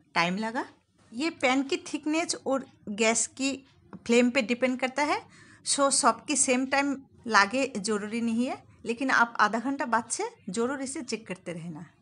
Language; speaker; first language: Hindi; non-native, local second language; Bangla